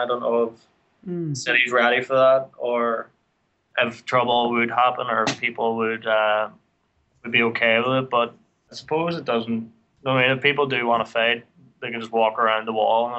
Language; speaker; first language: English; native; English